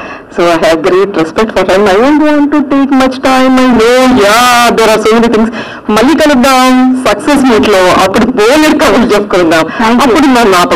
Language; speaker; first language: Telugu; native; Telugu